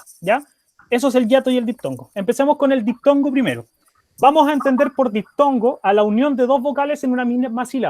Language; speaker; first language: Spanish; native; Spanish